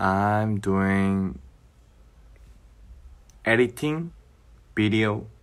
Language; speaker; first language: English; non-native, learner; Korean